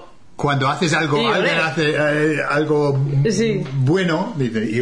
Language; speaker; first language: Spanish; non-native, fluent; English